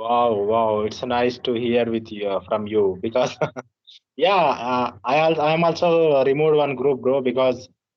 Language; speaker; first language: English; non-native, learner; Telugu